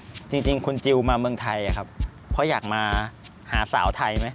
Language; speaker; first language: Thai; native; Thai